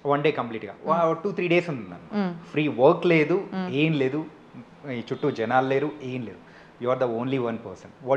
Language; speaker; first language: Telugu; native; Telugu